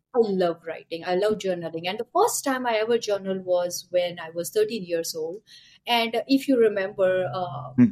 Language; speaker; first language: English; non-native, local second language; Hindi